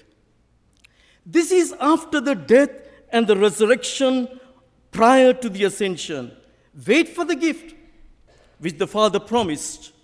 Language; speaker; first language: English; non-native, local second language; Sinhala